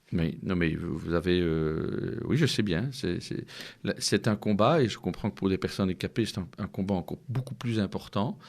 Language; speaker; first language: French; native; French